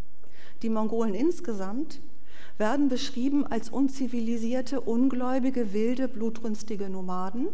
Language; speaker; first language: German; native; German